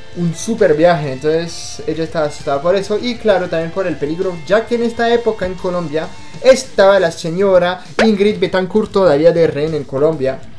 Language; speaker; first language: Spanish; non-native, fluent; French